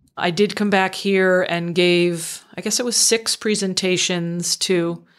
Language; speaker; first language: English; native; English